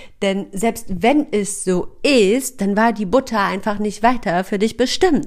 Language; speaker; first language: German; native; German